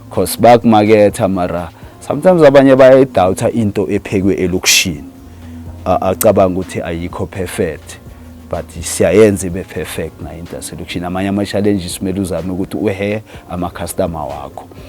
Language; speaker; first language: Zulu; native; Zulu